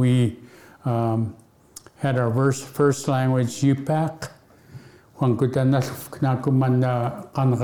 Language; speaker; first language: English; early bilingual, other home language; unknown